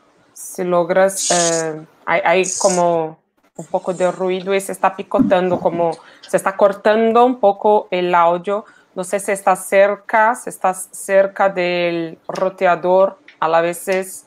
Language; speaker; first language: Spanish; non-native, fluent; Portuguese